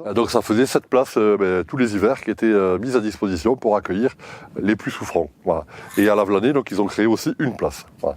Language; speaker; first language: French; native; French